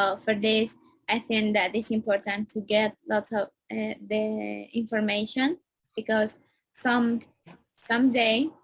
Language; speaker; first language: English; non-native, learner; Spanish